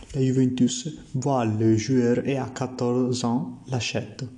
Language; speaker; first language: French; non-native, learner; Italian